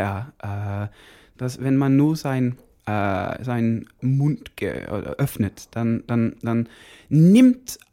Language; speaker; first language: German; non-native, learner; Norwegian